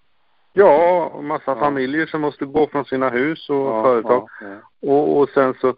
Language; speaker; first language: Swedish; native; Swedish